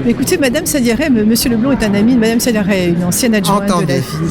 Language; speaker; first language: French; native; French